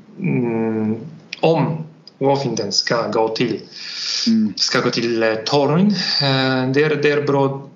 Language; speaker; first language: Swedish; non-native, learner; Polish